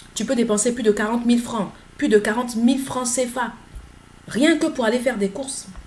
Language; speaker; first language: French; native; French